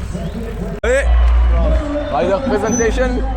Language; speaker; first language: English; non-native, learner; French